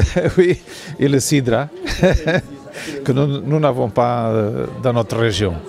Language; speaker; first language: French; non-native, learner; Portuguese